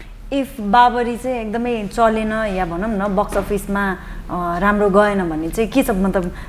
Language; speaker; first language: Nepali; native; Nepali